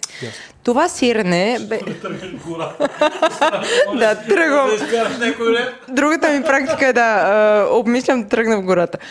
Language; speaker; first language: Bulgarian; native; Bulgarian